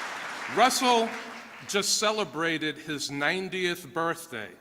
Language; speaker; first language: English; native; English